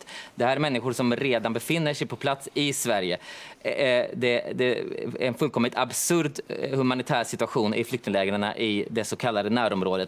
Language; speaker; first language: Swedish; native; Swedish